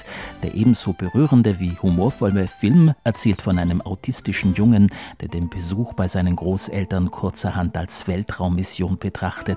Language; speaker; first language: German; native; German